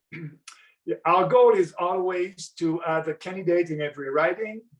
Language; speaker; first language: English; non-native, local second language; French